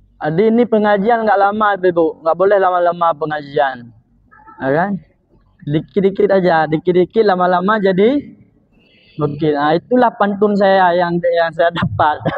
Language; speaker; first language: Malay; non-native, local second language; Achinese